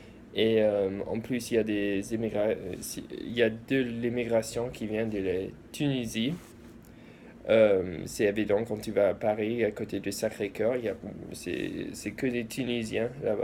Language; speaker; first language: French; early bilingual, heritage; English